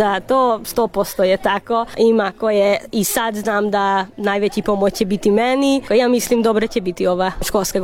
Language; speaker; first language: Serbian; non-native, local second language; Hungarian